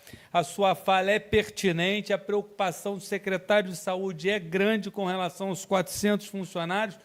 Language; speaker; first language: Portuguese; native; Portuguese